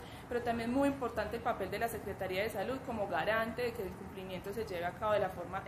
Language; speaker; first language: Spanish; native; Spanish